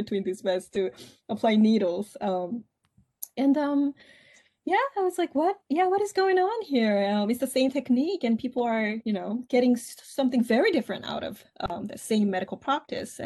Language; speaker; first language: English; non-native, fluent; Korean